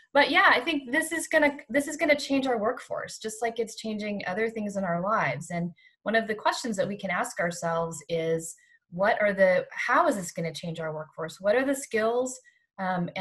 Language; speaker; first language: English; native; English